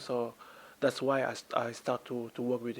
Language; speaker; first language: English; non-native, learner; French